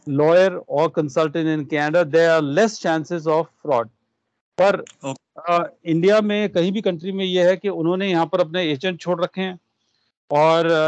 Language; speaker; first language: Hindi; non-native, local second language; Punjabi